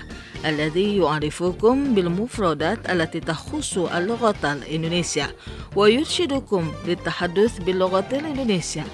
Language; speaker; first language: Arabic; non-native, fluent; Indonesian